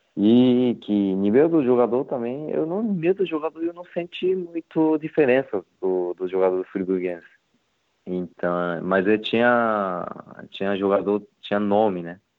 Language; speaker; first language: Portuguese; non-native, learner; Japanese